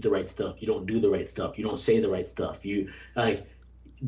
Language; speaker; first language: English; native; English